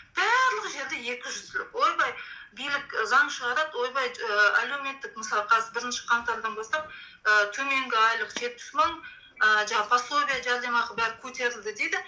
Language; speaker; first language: Kazakh; native; Kazakh